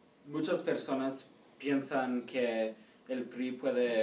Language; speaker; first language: Spanish; non-native, learner; English